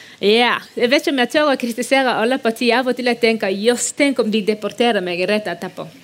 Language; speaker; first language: Norwegian; non-native, fluent; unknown